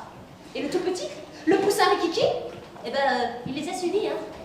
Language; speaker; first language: French; native; French